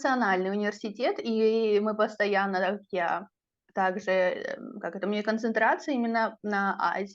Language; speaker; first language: Russian; non-native, fluent; Czech